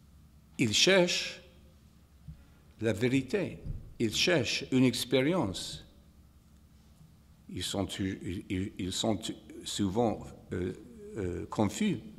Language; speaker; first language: French; non-native, fluent; English